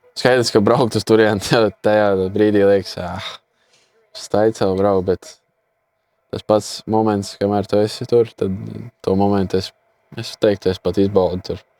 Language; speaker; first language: Latvian; native; Latvian